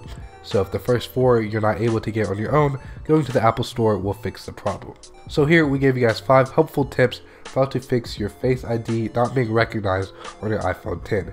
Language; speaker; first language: English; native; English